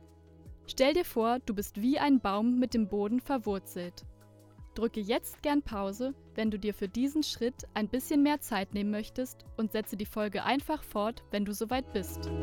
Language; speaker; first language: German; native; German